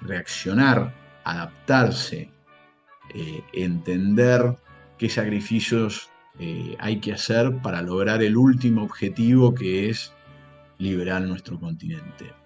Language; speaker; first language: Spanish; native; Spanish